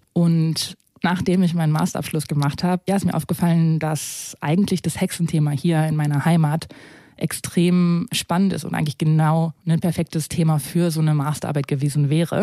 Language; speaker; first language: German; native; German